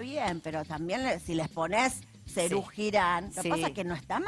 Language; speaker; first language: Spanish; native; Spanish